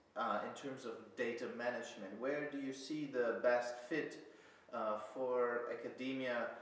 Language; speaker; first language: English; non-native, fluent; German